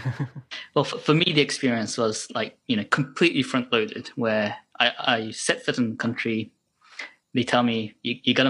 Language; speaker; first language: English; non-native, local second language; Japanese